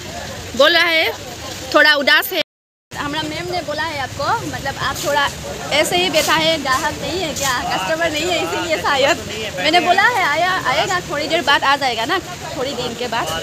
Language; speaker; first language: Hindi; non-native, local second language; Assamese